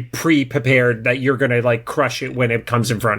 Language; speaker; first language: English; native; English